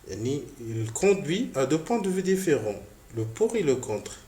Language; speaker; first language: French; non-native, local second language; Arabic